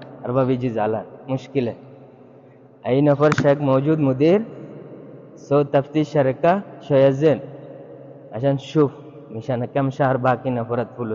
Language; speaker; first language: Arabic; non-native, learner; Bangla